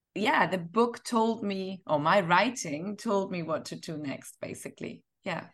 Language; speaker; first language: English; non-native, fluent; German